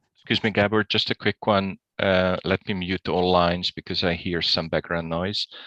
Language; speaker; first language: English; non-native, fluent; Hungarian